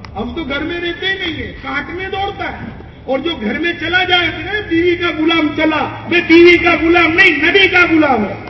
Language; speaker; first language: Urdu; non-native, local second language; Gujarati